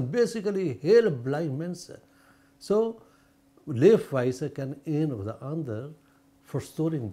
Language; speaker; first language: Dutch; non-native, fluent; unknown